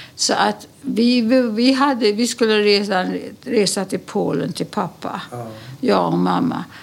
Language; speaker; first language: Swedish; early bilingual, other home language; Polish